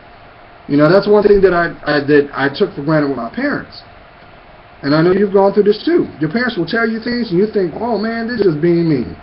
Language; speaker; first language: English; native; English